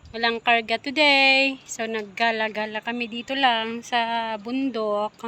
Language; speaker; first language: Filipino; non-native, local second language; Iloko